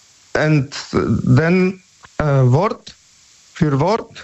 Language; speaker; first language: German; non-native, learner; Polish